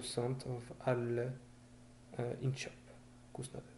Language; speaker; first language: Norwegian; non-native, fluent; French